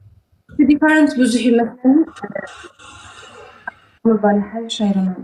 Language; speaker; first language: English; non-native, learner; Tigrinya